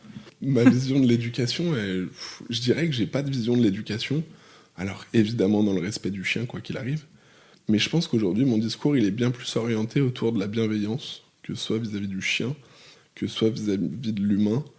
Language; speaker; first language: French; native; French